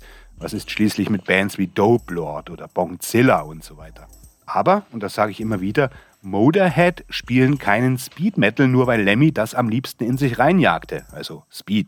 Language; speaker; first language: German; native; German